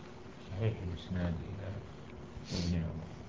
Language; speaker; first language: Arabic; native; Arabic